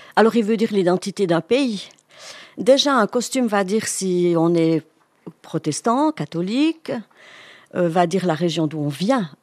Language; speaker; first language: French; native; French